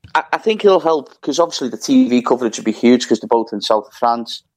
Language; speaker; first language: English; native; English